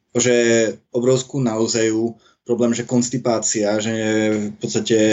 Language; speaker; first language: Slovak; early bilingual, heritage; Dutch